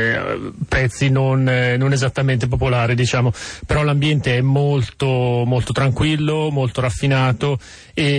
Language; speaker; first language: Italian; native; Italian